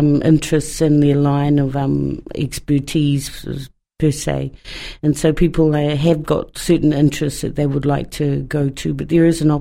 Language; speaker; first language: English; native; English